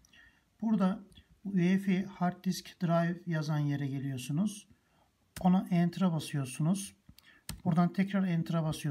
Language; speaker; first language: Turkish; native; Turkish